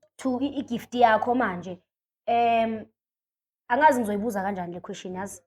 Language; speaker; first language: Zulu; non-native, local second language; Swati